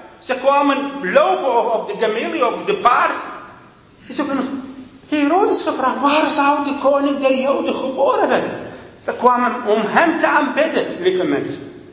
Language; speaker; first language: Dutch; non-native, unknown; Arabic